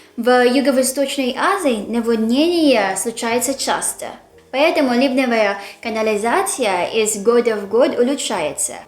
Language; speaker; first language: Russian; non-native, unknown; Filipino